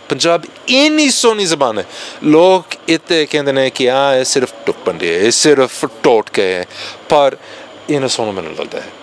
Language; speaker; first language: Punjabi; non-native, fluent; English